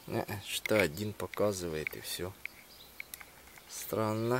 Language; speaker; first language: Russian; native; Russian